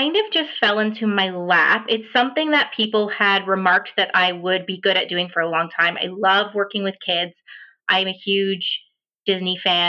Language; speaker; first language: English; native; English